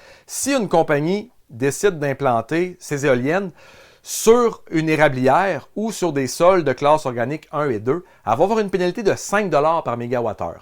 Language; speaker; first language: French; native; French